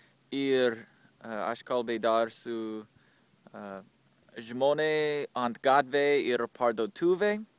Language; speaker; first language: Lithuanian; non-native, learner; English